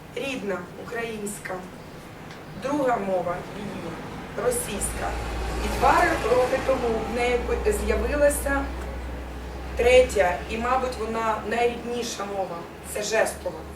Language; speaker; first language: Ukrainian; non-native, local second language; Russian